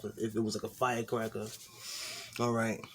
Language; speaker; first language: English; native; English